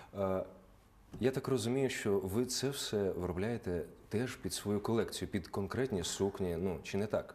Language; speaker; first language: Ukrainian; native; Ukrainian